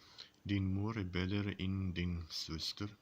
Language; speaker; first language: Danish; non-native, learner; English